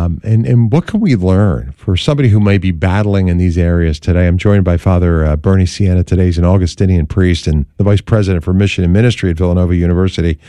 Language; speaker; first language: English; native; English